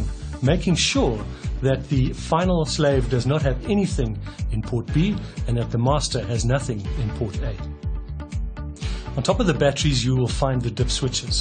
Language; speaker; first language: English; native; English